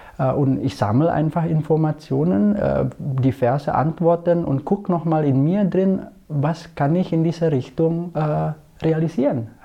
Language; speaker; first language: German; non-native, fluent; Indonesian